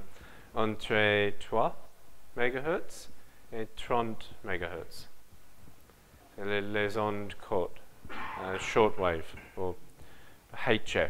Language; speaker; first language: French; non-native, learner; English